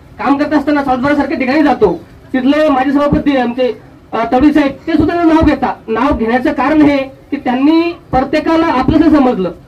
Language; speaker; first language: Marathi; native; Marathi